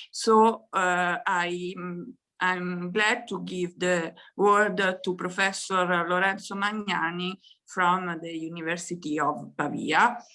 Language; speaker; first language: English; non-native, fluent; Italian